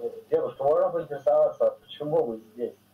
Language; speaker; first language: Russian; native; Russian